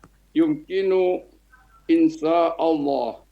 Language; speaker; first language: Arabic; non-native, learner; Indonesian